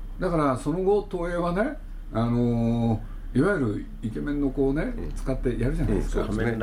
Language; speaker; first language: Japanese; native; Japanese